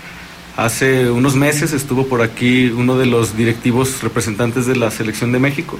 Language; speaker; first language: Spanish; native; Spanish